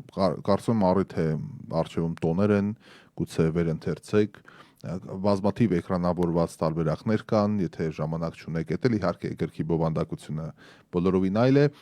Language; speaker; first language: Armenian; native; Armenian